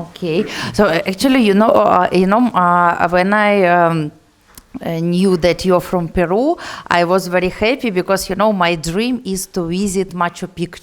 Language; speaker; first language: English; non-native, learner; Russian